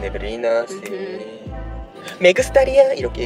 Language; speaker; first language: Spanish; non-native, learner; Japanese